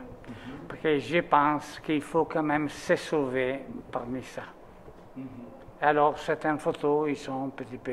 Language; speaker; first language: French; non-native, fluent; Italian